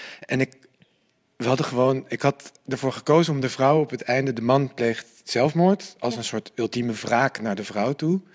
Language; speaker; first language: Dutch; native; Dutch